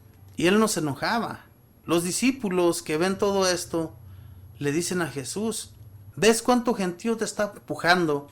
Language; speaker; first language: Spanish; native; Spanish